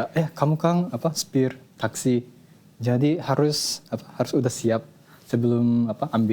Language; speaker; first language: Indonesian; non-native, fluent; Japanese